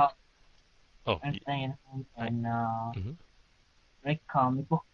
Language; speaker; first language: English; non-native, learner; Vietnamese